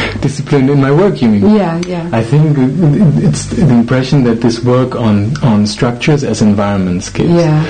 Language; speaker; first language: English; non-native, fluent; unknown